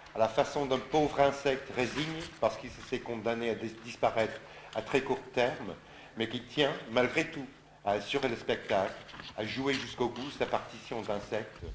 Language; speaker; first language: French; non-native, fluent; English